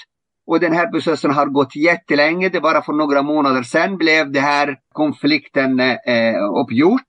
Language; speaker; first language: Swedish; non-native, fluent; Arabic